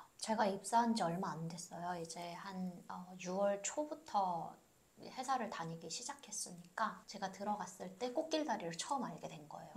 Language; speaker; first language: Korean; native; Korean